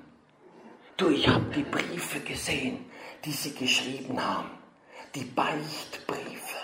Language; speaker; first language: German; native; German